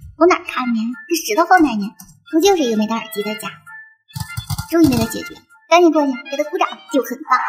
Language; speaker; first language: Chinese; native; Chinese